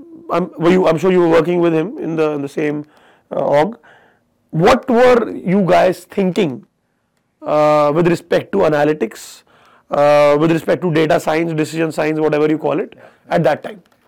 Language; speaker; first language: English; non-native, local second language; Hindi